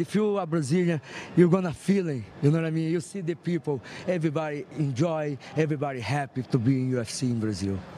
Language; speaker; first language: English; non-native, fluent; Portuguese